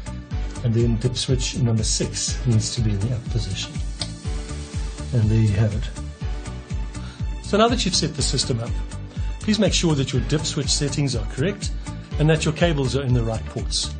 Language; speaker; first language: English; native; English